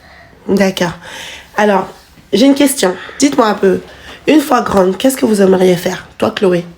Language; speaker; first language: French; native; French